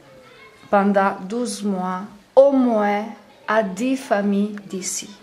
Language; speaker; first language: French; non-native, learner; Italian